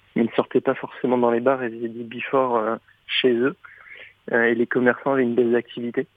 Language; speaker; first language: French; native; French